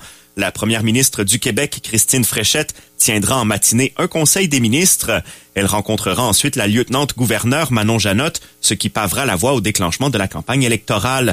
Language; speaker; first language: French; native; French